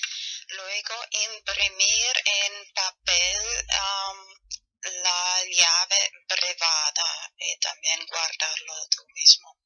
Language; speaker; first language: Spanish; non-native, fluent; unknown